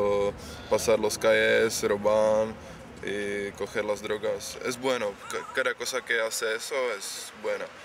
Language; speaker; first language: Spanish; non-native, learner; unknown